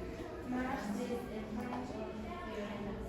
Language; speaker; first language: English; non-native, learner; Mongolian